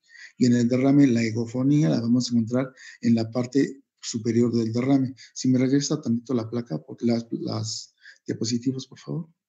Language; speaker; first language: Spanish; native; Spanish